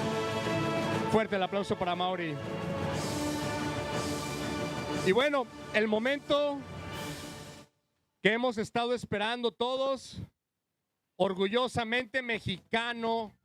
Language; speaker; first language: Spanish; native; Spanish